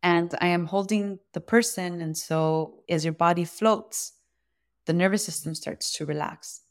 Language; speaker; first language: English; native; English